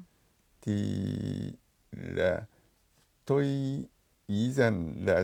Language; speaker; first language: Vietnamese; non-native, fluent; Japanese